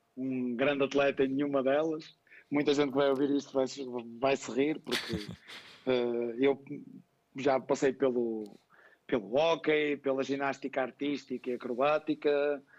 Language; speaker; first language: Portuguese; native; Portuguese